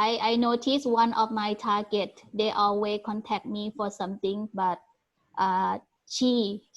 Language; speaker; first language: English; non-native, learner; Thai